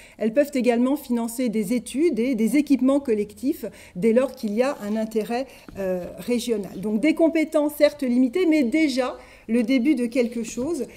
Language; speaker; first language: French; native; French